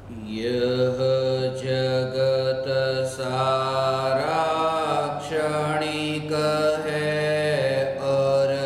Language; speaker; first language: Hindi; non-native, local second language; Gujarati